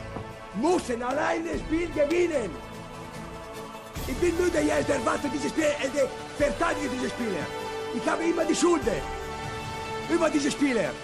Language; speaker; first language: German; non-native, learner; Italian